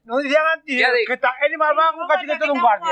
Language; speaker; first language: Spanish; non-native, local second language; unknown